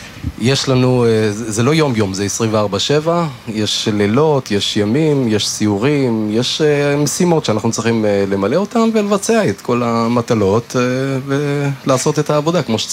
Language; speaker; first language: Hebrew; native; Hebrew